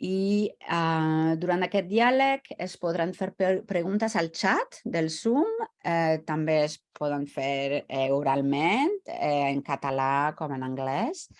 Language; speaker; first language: Catalan; non-native, fluent; French